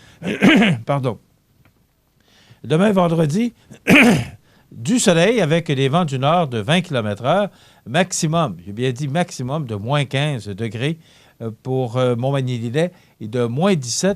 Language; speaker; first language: French; native; French